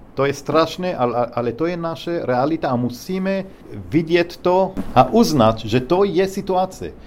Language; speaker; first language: Czech; non-native, learner; Hebrew